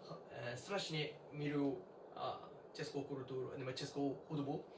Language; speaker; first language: Czech; non-native, learner; Japanese